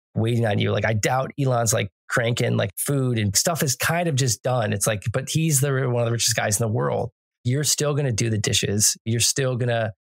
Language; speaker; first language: English; native; English